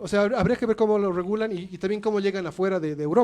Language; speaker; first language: Spanish; native; Spanish